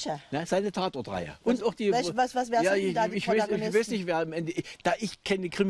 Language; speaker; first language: German; native; German